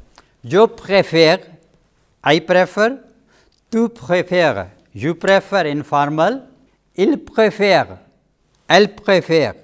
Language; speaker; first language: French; non-native, fluent; Urdu